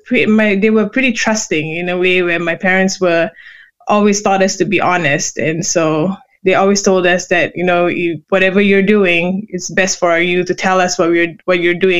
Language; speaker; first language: English; non-native, local second language; Malay